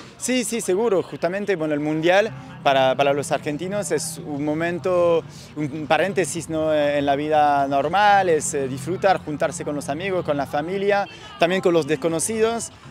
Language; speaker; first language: Spanish; non-native, fluent; French